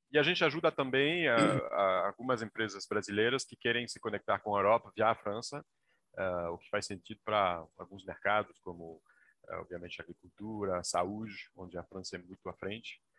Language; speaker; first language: Portuguese; non-native, fluent; French